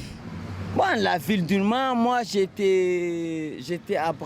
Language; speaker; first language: French; non-native, local second language; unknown